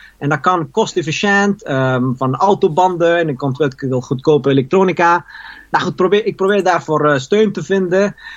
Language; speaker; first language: Dutch; early bilingual, other home language; Persian